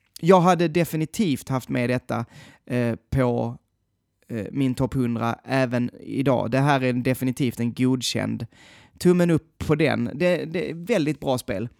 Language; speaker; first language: Swedish; native; Swedish